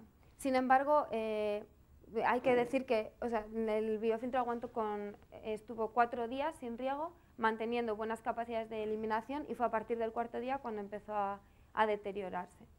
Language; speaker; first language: Spanish; native; Spanish